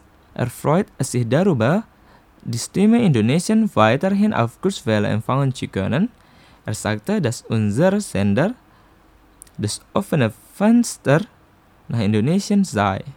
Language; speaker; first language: German; non-native, fluent; Indonesian